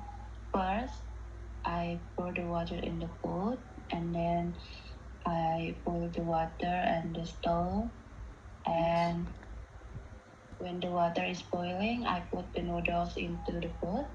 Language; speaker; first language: English; non-native, learner; Indonesian